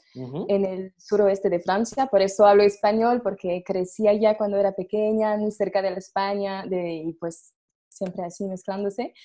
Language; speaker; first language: Spanish; non-native, fluent; French